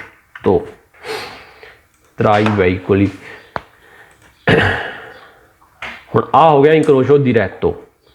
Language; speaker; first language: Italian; non-native, fluent; Punjabi